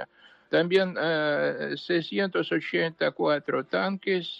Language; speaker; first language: Spanish; non-native, fluent; Ukrainian